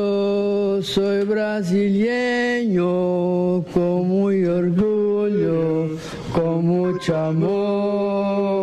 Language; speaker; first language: Spanish; non-native, learner; Portuguese